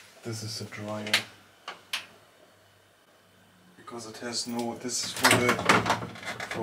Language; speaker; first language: English; non-native, fluent; German